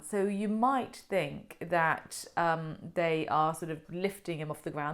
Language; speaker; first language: English; native; English